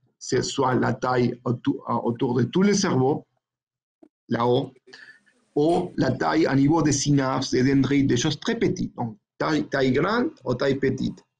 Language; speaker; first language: French; non-native, fluent; Spanish